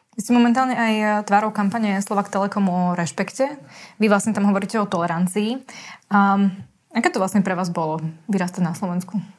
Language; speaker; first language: Slovak; native; Slovak